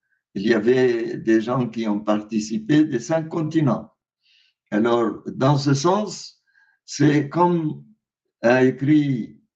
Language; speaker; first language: French; non-native, fluent; Arabic